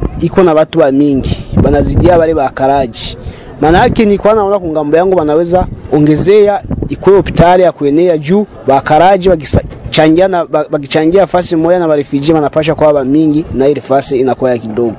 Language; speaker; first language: Swahili; non-native, local second language; Rundi